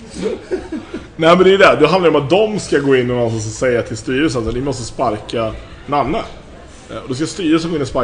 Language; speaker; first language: Swedish; native; Swedish